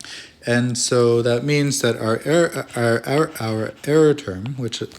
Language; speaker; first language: English; native; English